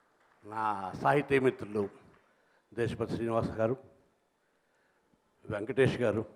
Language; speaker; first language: Telugu; native; Telugu